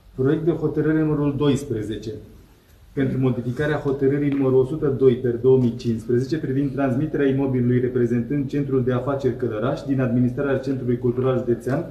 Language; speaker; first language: Romanian; native; Romanian